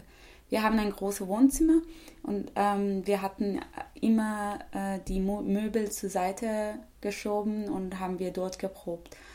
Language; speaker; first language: German; non-native, fluent; Persian